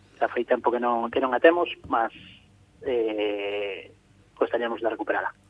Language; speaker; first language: Galician; non-native, local second language; Spanish